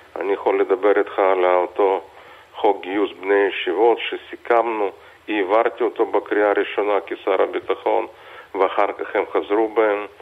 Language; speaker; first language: Hebrew; non-native, fluent; Russian